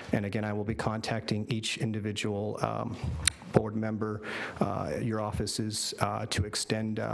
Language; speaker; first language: English; native; English